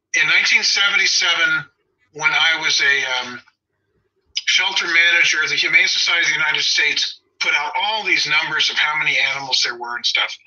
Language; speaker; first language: English; native; English